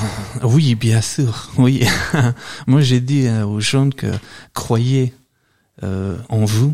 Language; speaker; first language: French; non-native, fluent; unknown